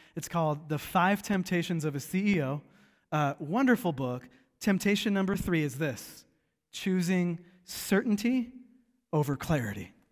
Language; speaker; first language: English; native; English